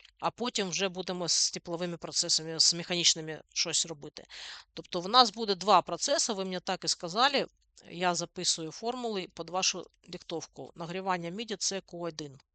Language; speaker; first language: Ukrainian; non-native, local second language; Russian